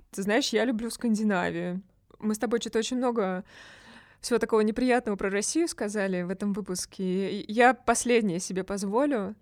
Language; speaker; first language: Russian; native; Russian